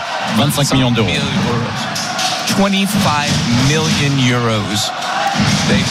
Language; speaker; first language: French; non-native, learner; English